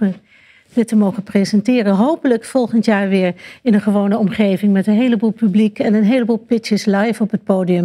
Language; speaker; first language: Dutch; native; Dutch